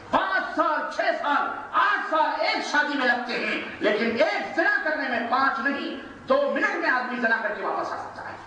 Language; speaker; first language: Urdu; native; Urdu